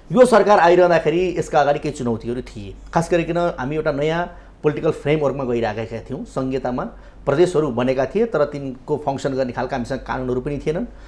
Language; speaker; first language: Nepali; native; Nepali